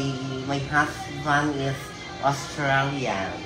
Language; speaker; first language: English; non-native, local second language; Filipino